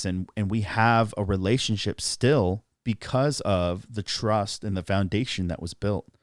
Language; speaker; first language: English; native; English